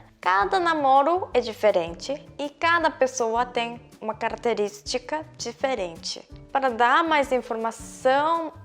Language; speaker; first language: Portuguese; non-native, fluent; Korean